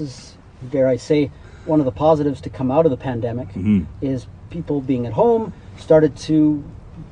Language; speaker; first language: English; native; English